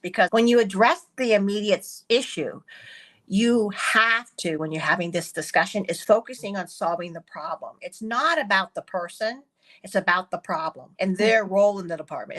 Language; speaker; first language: English; early bilingual, other home language; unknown